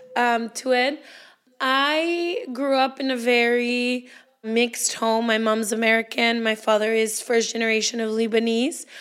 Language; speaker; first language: English; early bilingual, heritage; Spanish